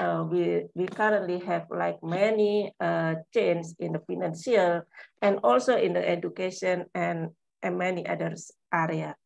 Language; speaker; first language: English; non-native, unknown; Indonesian